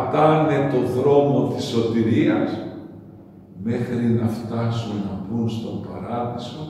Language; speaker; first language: Greek; native; Greek